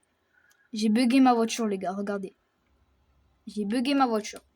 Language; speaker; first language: French; native; French